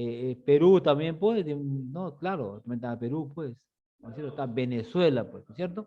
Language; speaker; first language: Spanish; native; Spanish